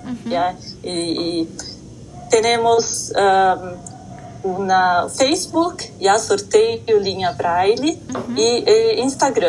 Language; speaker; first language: Portuguese; non-native, learner; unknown